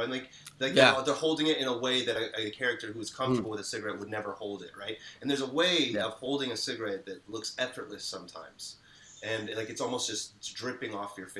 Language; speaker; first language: English; native; English